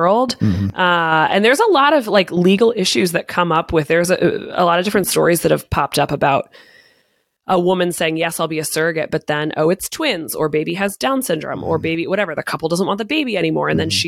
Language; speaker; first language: English; native; English